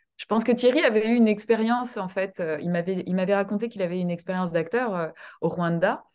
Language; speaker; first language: French; early bilingual, other home language; Kinyarwanda